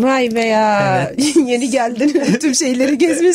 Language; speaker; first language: Turkish; non-native, fluent; Arabic